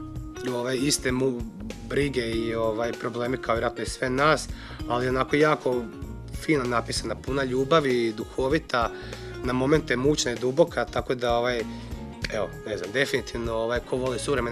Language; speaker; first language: Croatian; native; Croatian